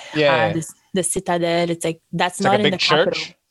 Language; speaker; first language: English; non-native, fluent; French